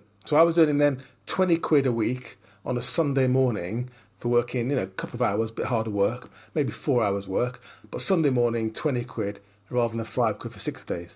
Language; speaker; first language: English; native; English